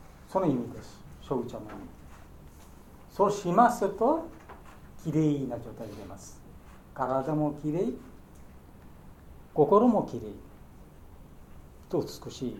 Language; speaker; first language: Japanese; non-native, learner; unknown